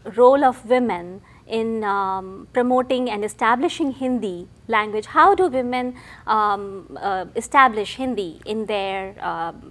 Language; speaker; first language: English; non-native, local second language; Hindi